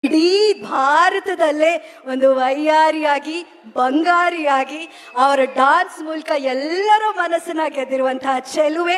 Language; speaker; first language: Kannada; native; Kannada